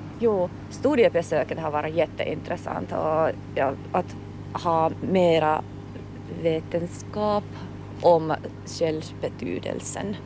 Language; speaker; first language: Swedish; non-native, local second language; Finnish